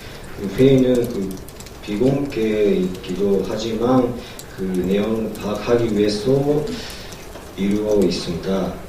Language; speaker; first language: Korean; non-native, learner; Japanese